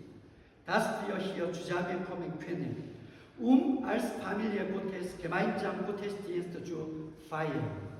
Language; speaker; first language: German; non-native, learner; Korean